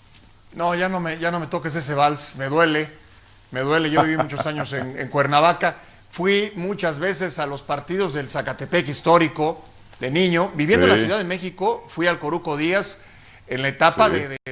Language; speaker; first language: Spanish; native; Spanish